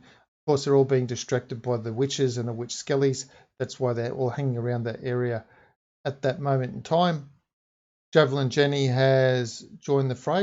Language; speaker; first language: English; native; English